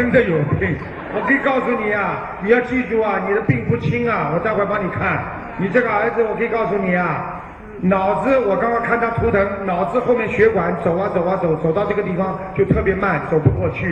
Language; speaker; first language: Chinese; native; Chinese